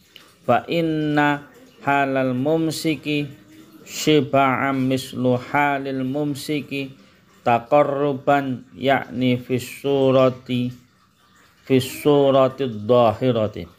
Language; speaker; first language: Arabic; non-native, fluent; Indonesian